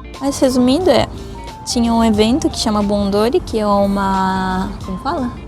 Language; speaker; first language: Portuguese; early bilingual, other home language; Japanese